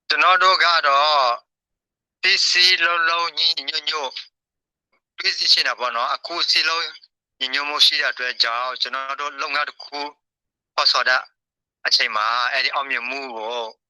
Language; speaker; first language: Burmese; non-native, local second language; S'gaw Karen